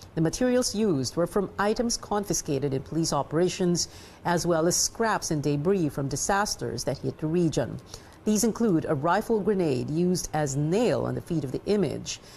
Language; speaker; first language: English; non-native, local second language; Filipino